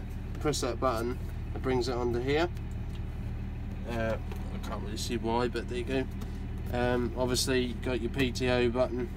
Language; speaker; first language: English; native; English